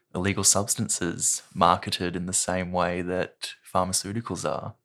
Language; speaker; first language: English; native; English